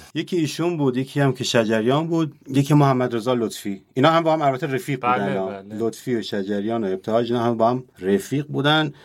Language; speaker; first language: Persian; native; Persian